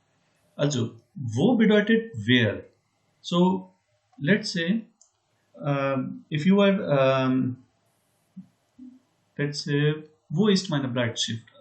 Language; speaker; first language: German; non-native, learner; Hindi